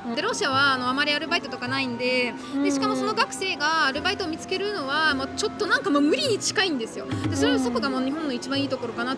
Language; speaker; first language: Japanese; non-native, fluent; Russian